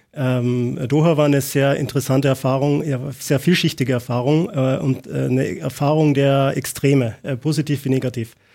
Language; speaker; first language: German; native; German